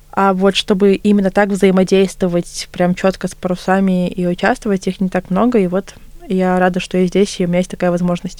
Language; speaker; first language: Russian; native; Russian